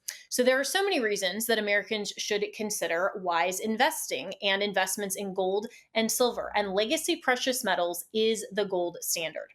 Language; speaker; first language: English; native; English